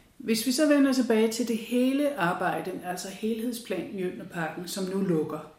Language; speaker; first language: Danish; native; Danish